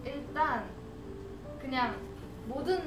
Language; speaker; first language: Korean; non-native, learner; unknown